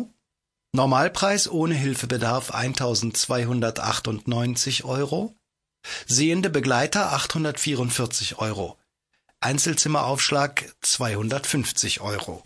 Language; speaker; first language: German; native; German